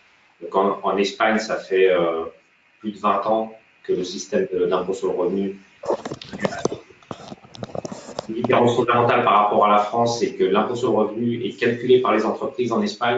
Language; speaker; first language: French; native; French